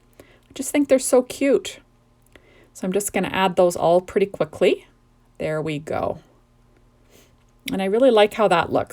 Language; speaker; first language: English; native; English